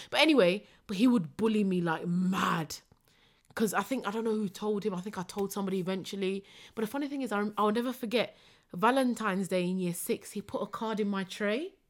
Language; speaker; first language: English; early bilingual, other home language; Spanish